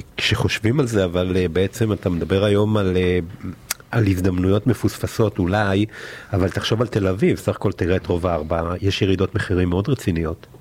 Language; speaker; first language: Hebrew; native; Hebrew